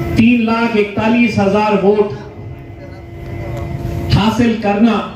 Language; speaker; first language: Urdu; native; Urdu